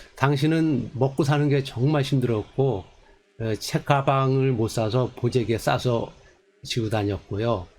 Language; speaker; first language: Korean; native; Korean